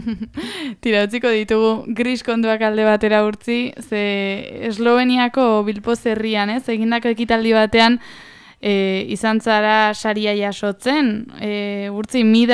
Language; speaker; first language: Basque; native; Basque